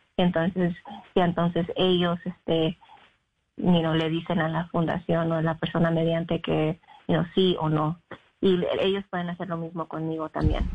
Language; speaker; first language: Spanish; early bilingual, heritage; Spanish